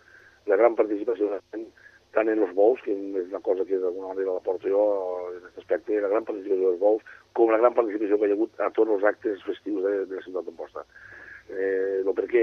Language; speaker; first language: Catalan; native; Catalan